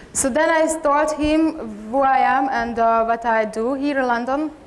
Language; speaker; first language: English; non-native, learner; Hungarian